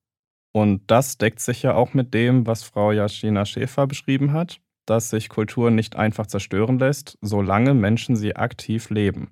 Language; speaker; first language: German; native; German